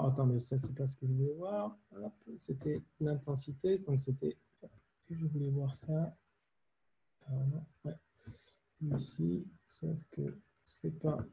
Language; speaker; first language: French; native; French